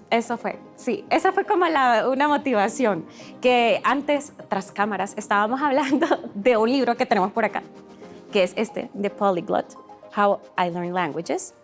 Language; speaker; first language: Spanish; early bilingual, other home language; Portuguese